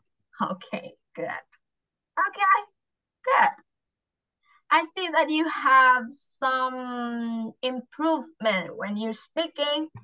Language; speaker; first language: English; non-native, fluent; Vietnamese